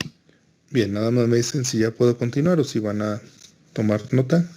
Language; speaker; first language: Spanish; native; Spanish